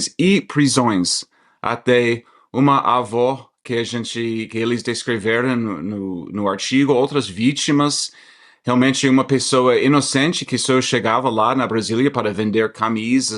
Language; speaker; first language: Portuguese; non-native, fluent; English